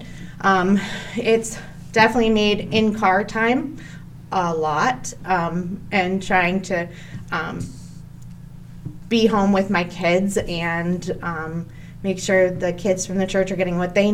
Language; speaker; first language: English; native; English